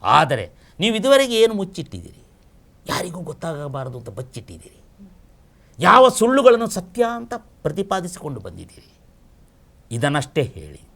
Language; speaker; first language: Kannada; non-native, local second language; Kodava